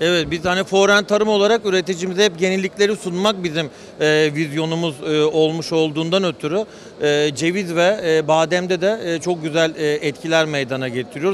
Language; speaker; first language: Turkish; native; Turkish